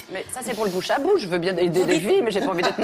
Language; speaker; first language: French; native; French